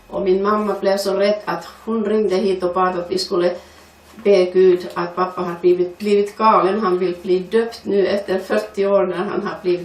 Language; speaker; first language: Swedish; non-native, fluent; Finnish